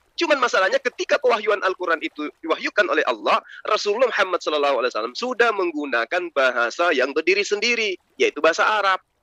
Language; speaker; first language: Indonesian; native; Indonesian